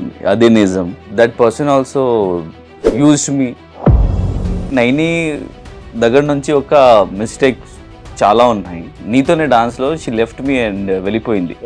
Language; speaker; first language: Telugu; non-native, learner; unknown